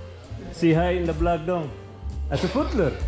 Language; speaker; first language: English; non-native, learner; Filipino